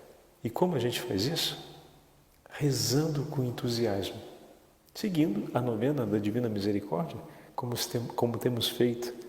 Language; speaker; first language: Portuguese; native; Portuguese